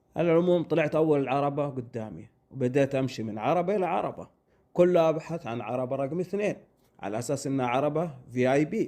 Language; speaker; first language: Egyptian Arabic; non-native, learner; Arabic